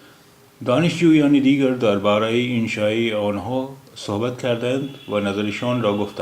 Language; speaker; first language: Persian; non-native, fluent; Urdu